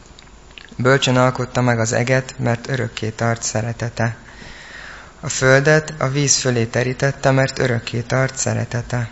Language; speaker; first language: Hungarian; native; Hungarian